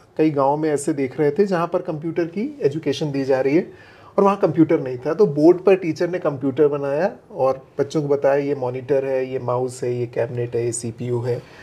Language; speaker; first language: Hindi; native; Hindi